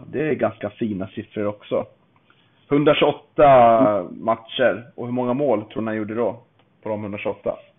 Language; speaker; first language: Swedish; native; Swedish